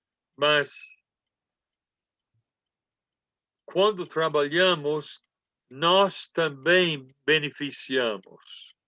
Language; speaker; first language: Portuguese; non-native, fluent; English